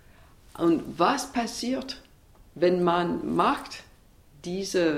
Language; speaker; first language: German; non-native, learner; English